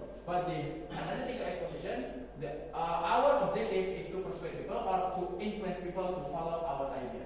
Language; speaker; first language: English; non-native, fluent; Indonesian